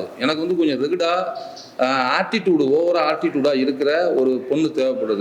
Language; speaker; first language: Tamil; native; Tamil